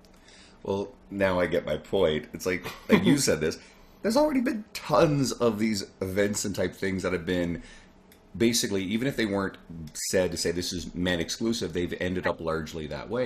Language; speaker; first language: English; native; English